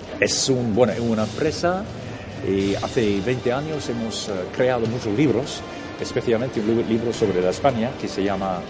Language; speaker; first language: Spanish; non-native, fluent; English